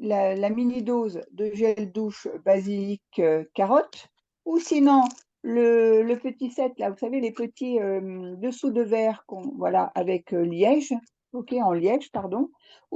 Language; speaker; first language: French; native; French